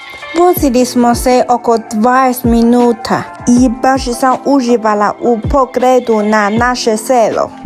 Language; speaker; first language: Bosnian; non-native, learner; Chinese